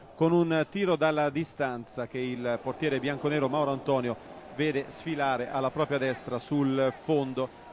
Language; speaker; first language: Italian; native; Italian